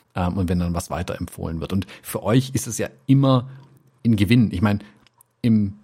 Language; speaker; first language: German; native; German